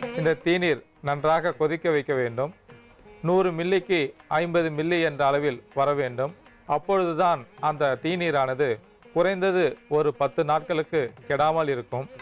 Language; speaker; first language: Tamil; native; Tamil